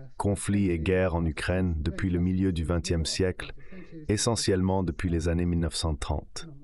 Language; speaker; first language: French; non-native, fluent; Ukrainian